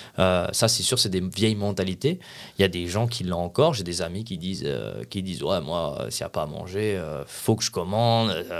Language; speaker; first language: French; native; French